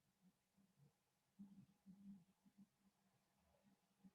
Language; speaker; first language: French; non-native, fluent; English